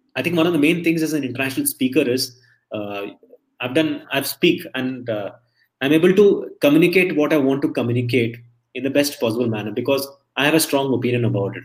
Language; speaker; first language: English; non-native, local second language; Malayalam